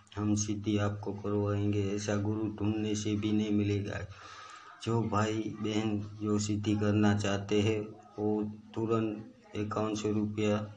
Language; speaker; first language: Hindi; non-native, local second language; Gujarati